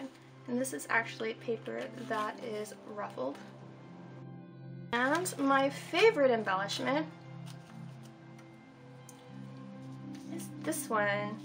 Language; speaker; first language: English; native; English